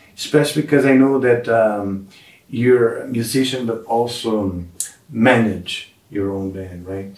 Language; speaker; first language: English; non-native, fluent; Portuguese